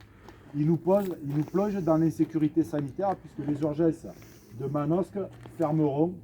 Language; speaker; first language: French; native; French